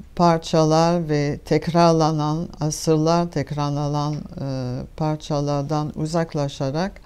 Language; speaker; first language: Turkish; non-native, fluent; French